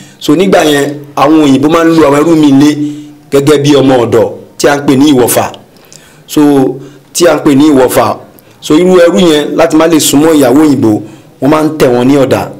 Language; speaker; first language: Yoruba; non-native, local second language; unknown